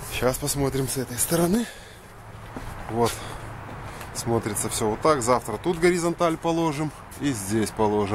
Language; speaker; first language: Russian; native; Russian